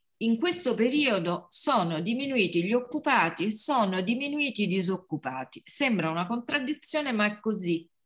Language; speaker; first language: Italian; native; Italian